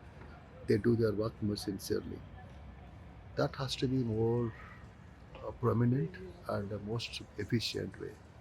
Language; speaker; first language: English; non-native, local second language; Hindi